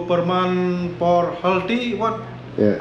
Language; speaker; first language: English; non-native, learner; Indonesian